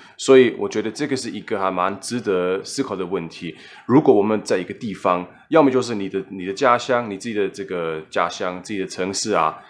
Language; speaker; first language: Chinese; non-native, fluent; German